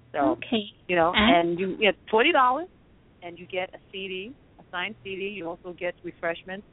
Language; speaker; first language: English; native; English